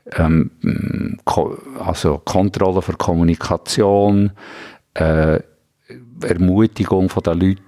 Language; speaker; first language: German; early bilingual, other home language; Swedish